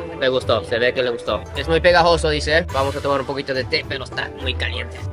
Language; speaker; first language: Spanish; non-native, fluent; Japanese